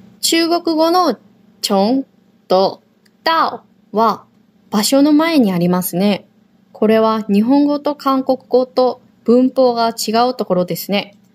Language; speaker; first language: Japanese; non-native, fluent; Korean